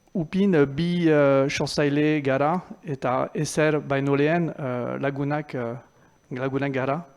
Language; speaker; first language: Basque; non-native, local second language; French